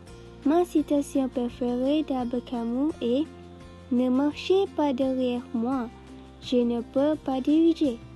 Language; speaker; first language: French; non-native, learner; Malay